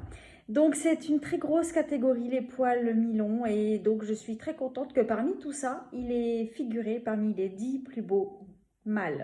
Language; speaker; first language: French; native; French